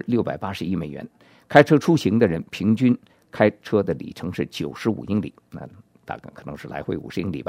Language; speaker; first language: Chinese; native; Chinese